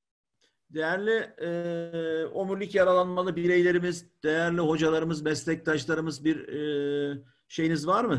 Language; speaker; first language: Turkish; native; Turkish